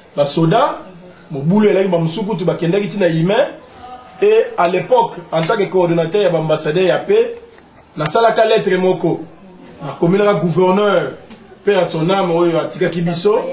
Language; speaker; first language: Lingala; non-native, local second language; Kongo